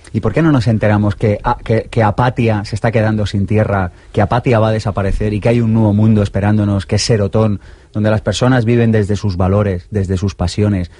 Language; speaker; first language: Spanish; native; Spanish